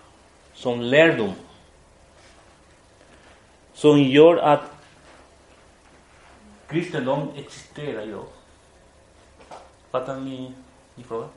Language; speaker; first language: Swedish; non-native, fluent; Spanish